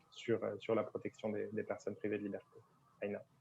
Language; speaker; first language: French; non-native, fluent; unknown